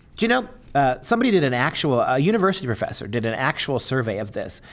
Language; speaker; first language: English; native; English